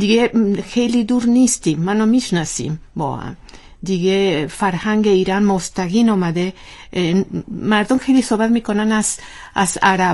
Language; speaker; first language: Persian; non-native, learner; Spanish